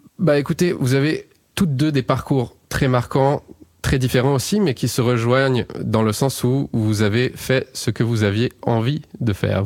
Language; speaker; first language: French; native; French